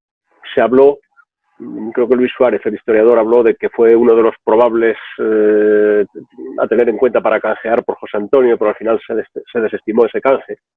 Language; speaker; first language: Spanish; native; Spanish